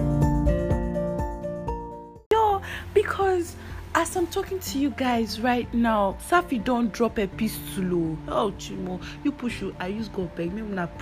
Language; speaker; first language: English; non-native, local second language; Yoruba